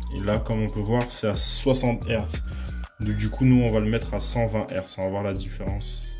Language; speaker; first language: French; native; French